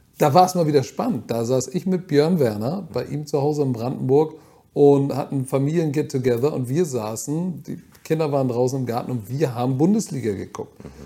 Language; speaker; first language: German; native; German